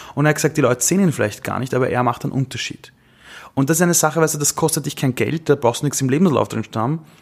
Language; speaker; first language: German; early bilingual, other home language; Persian